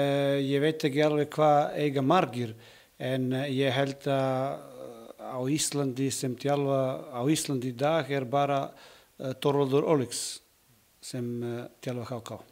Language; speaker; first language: Icelandic; non-native, learner; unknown